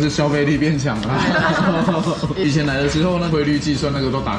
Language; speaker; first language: Chinese; native; Chinese